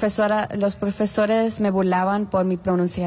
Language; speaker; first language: Spanish; early bilingual, heritage; English